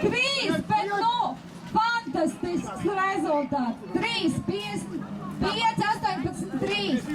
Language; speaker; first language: Latvian; native; Latvian